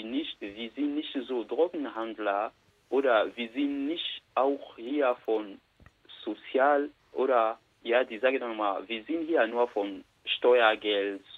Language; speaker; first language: German; non-native, learner; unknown